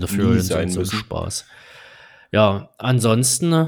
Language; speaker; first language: German; native; German